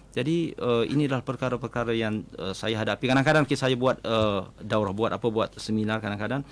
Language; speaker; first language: Malay; native; Malay